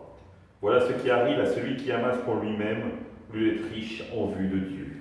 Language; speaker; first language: French; native; French